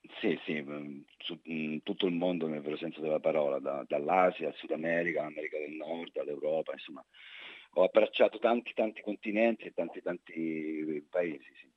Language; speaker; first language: Italian; native; Italian